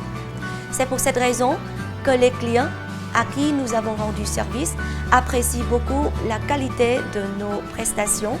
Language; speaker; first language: French; non-native, fluent; Vietnamese